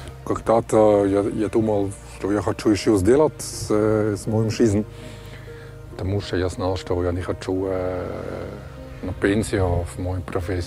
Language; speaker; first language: Russian; non-native, learner; German